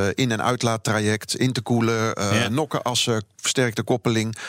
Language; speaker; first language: Dutch; native; Dutch